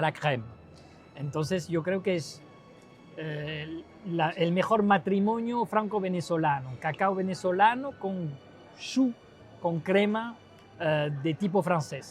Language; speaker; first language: Spanish; non-native, fluent; French